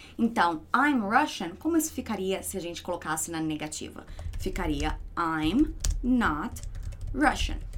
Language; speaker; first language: Portuguese; native; Portuguese